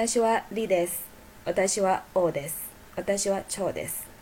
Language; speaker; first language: Japanese; non-native, fluent; Chinese